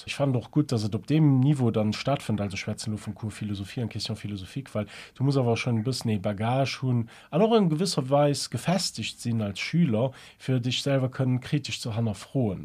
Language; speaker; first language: Luxembourgish; early bilingual, other home language; German